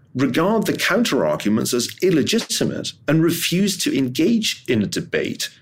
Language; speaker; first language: English; native; English